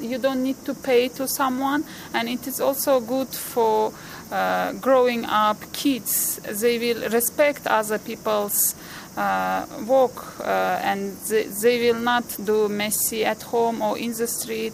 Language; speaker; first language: English; non-native, fluent; Uzbek